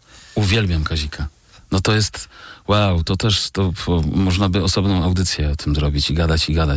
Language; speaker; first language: Polish; native; Polish